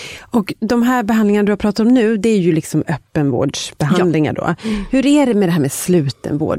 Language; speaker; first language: Swedish; native; Swedish